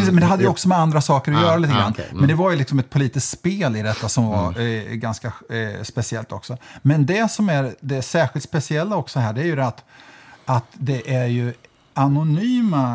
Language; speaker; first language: Swedish; native; Swedish